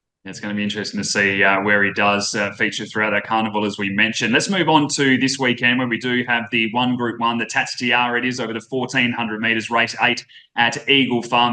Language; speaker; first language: English; native; English